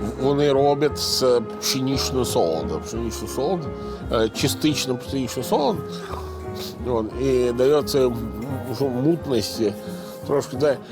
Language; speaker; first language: Ukrainian; non-native, fluent; Italian